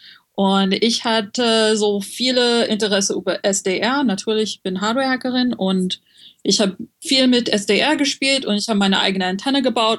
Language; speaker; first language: German; non-native, learner; French